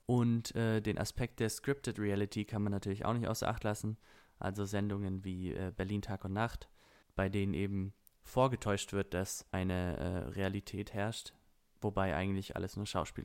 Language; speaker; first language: German; native; German